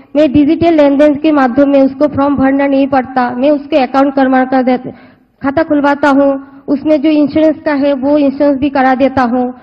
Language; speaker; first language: Hindi; non-native, local second language; Bangla